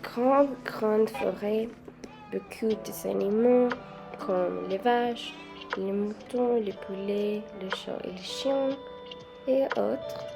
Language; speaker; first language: French; non-native, learner; Spanish